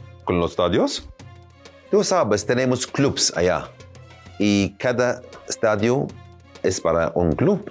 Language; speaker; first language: Spanish; non-native, learner; Arabic